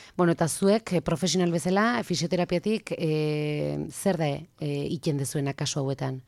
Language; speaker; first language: Basque; native; Basque